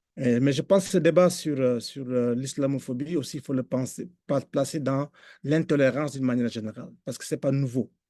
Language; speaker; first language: French; non-native, local second language; Fula